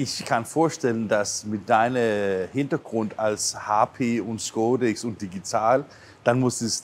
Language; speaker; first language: German; non-native, fluent; Danish